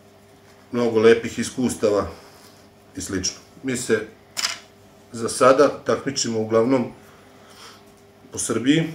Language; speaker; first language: Serbian; native; Serbian